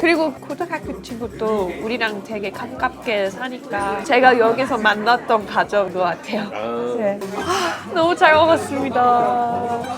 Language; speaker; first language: Korean; non-native, fluent; English